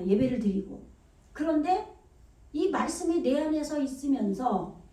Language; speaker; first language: Korean; native; Korean